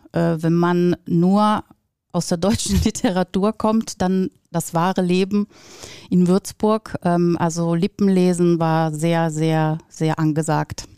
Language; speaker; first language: German; non-native, fluent; Italian